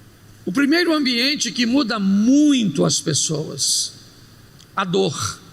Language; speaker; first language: Portuguese; native; Portuguese